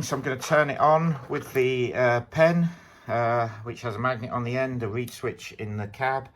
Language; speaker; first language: English; native; English